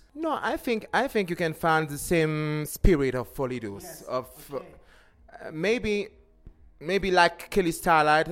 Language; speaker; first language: English; non-native, learner; French